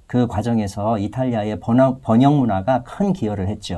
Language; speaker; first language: Korean; native; Korean